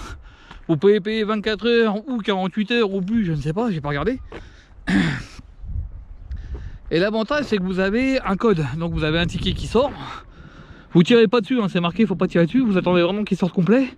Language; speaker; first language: French; native; French